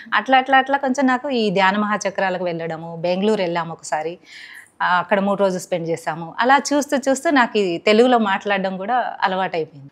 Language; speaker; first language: Telugu; non-native, local second language; Hindi